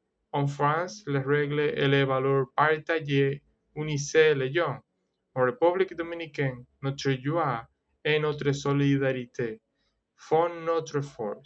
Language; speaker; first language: French; non-native, learner; Spanish